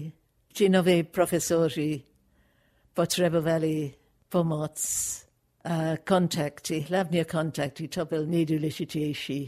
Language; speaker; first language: Czech; non-native, fluent; English